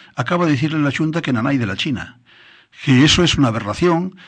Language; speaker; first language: Spanish; non-native, local second language; Galician